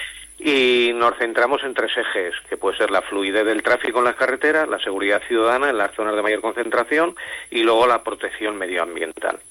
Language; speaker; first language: Spanish; native; Spanish